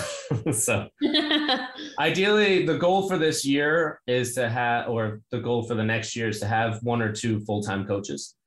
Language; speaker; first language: English; native; English